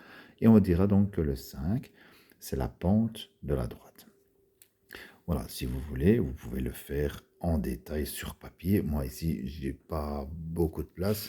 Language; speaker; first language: French; native; French